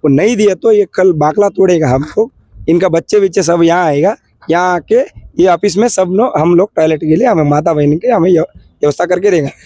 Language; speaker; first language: Hindi; non-native, local second language; Kannada